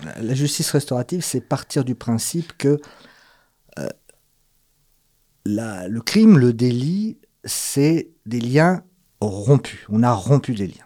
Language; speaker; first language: French; native; French